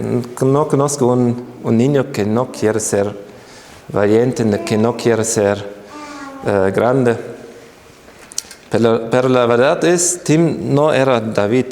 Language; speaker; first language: Spanish; non-native, fluent; German